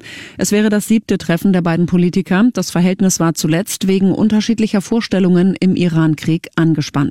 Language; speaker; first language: German; native; German